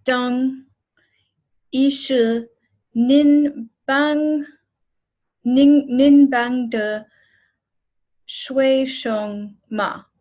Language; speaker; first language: Chinese; non-native, learner; English